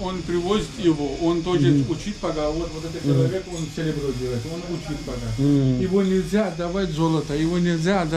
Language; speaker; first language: Russian; non-native, learner; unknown